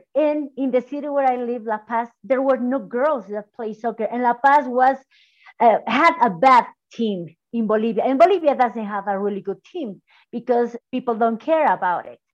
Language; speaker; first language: English; non-native, fluent; Spanish